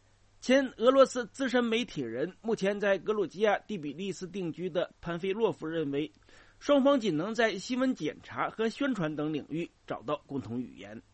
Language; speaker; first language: Chinese; native; Chinese